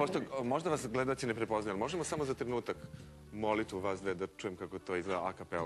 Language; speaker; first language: Serbian; native; Serbian